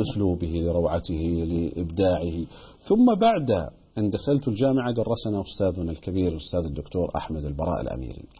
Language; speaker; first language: Arabic; native; Arabic